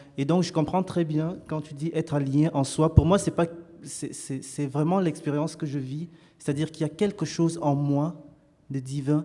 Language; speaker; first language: French; native; French